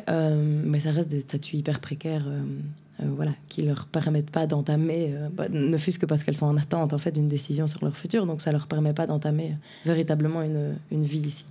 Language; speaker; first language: French; native; French